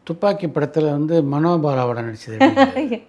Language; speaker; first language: Tamil; native; Tamil